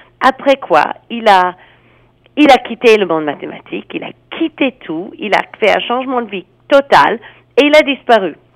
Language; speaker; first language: French; non-native, fluent; English